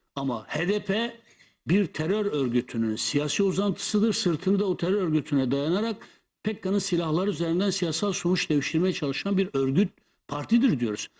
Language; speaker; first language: Turkish; non-native, local second language; Kurdish